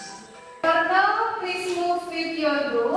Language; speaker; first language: English; non-native, learner; Indonesian